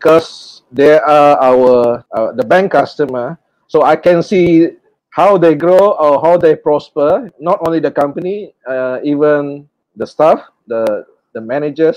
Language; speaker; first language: English; non-native, local second language; Malay